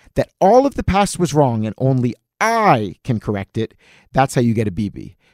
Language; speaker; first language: English; native; English